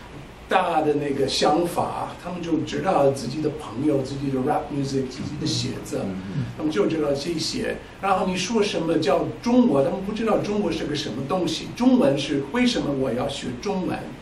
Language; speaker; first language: Chinese; non-native, fluent; English